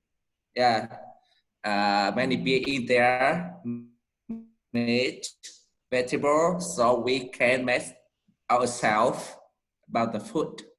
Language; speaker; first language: English; non-native, learner; Vietnamese